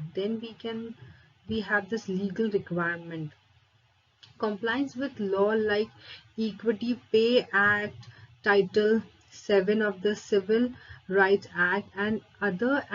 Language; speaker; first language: English; non-native, local second language; Hindi